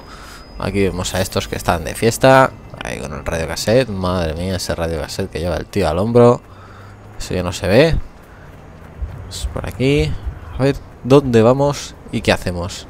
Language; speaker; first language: Spanish; native; Spanish